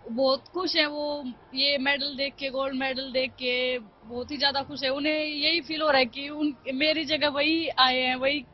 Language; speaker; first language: Hindi; native; Hindi